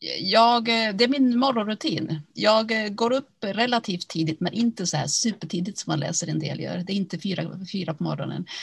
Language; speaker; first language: Swedish; early bilingual, other home language; Finnish